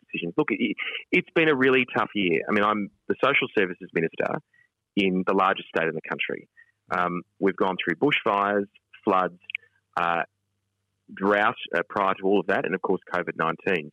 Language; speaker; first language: English; native; English